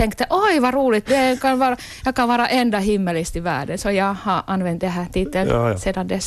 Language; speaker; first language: Swedish; non-native, local second language; Finnish